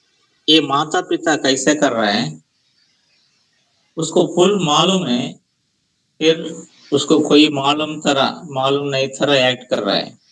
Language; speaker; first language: Hindi; non-native, local second language; Telugu